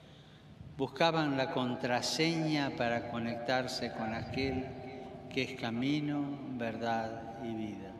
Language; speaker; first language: Spanish; native; Spanish